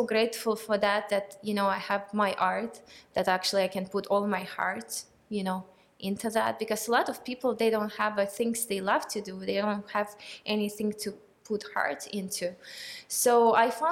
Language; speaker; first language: English; non-native, fluent; Russian